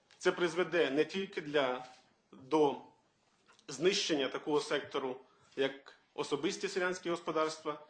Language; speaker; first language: Ukrainian; native; Ukrainian